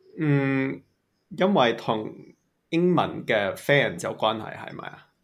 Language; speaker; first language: Cantonese; non-native, fluent; English